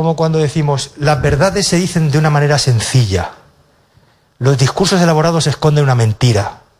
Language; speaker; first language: Spanish; native; Spanish